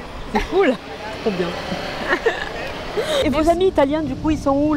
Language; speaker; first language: French; native; French